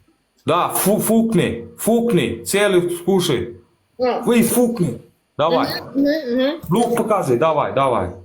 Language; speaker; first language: Russian; non-native, learner; Turkmen